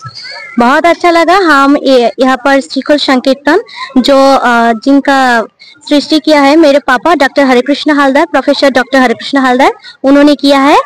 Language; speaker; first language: Hindi; non-native, local second language; Bangla